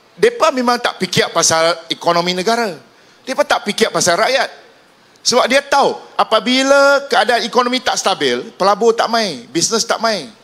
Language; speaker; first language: Malay; non-native, local second language; Min Nan Chinese